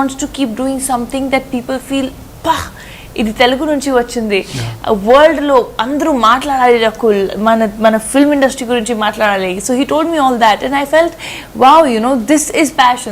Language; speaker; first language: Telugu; non-native, fluent; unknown